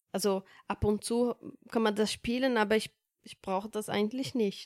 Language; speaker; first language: German; non-native, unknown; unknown